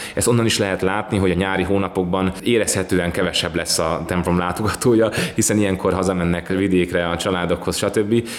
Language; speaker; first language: Hungarian; native; Hungarian